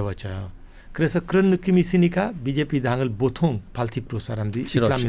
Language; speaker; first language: Korean; non-native, fluent; Hindi